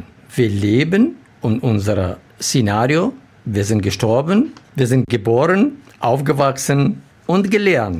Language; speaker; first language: German; non-native, learner; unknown